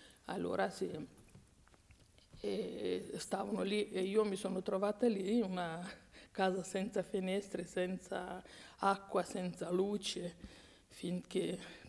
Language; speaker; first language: Italian; non-native, fluent; Romanian